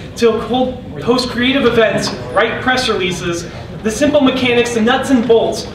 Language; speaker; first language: English; native; English